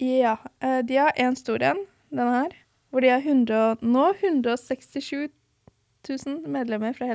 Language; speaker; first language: Norwegian; early bilingual, other home language; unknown